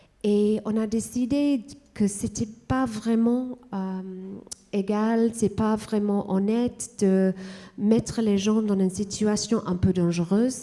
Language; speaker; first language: French; non-native, fluent; English